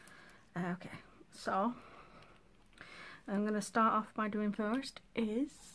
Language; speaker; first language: English; native; English